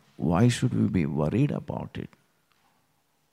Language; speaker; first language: English; non-native, local second language; Telugu